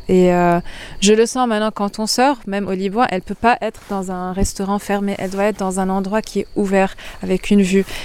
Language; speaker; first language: French; non-native, local second language; Arabic